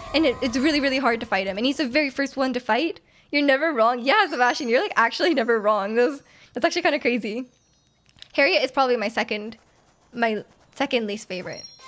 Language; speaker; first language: English; native; English